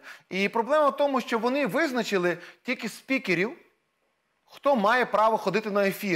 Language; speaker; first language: Ukrainian; native; Ukrainian